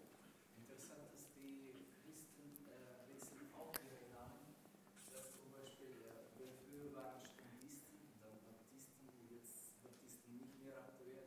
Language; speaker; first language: German; non-native, learner; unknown